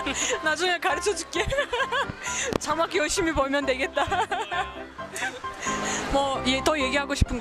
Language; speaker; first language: Korean; non-native, fluent; Azerbaijani